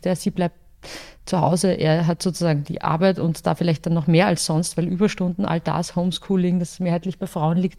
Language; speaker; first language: German; native; German